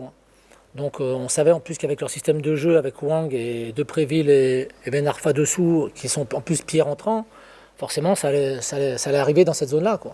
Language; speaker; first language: French; native; French